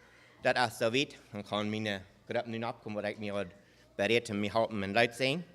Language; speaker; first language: German; non-native, learner; Low German